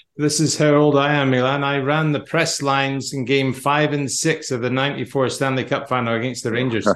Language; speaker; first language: English; native; English